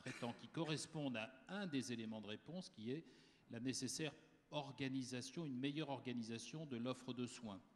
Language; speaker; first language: French; native; French